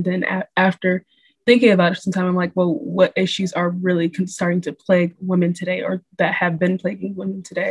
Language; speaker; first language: English; native; English